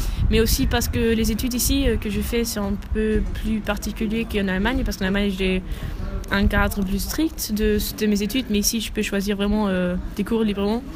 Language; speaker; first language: French; non-native, learner; German